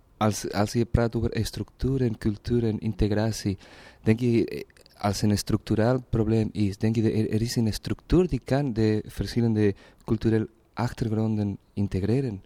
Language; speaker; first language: Dutch; non-native, fluent; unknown